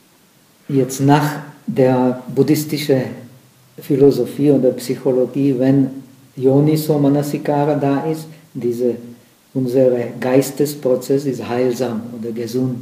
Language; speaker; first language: German; non-native, fluent; Czech